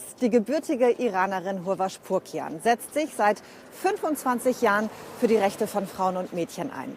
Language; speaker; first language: German; native; German